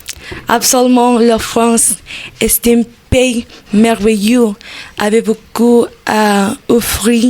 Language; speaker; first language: French; non-native, learner; Spanish